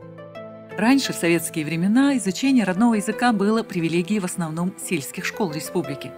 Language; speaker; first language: Russian; non-native, local second language; Chechen